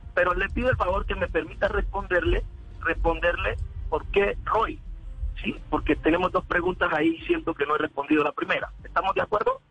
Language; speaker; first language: Spanish; native; Spanish